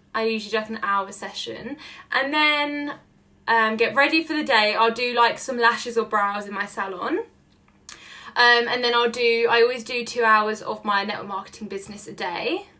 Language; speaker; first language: English; native; English